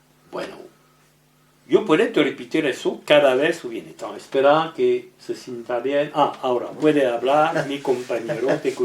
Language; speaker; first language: Spanish; non-native, learner; French